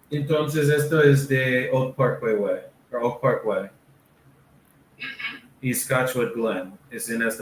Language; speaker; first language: Spanish; non-native, learner; English